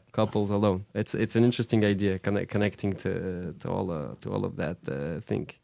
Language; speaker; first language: English; non-native, fluent; French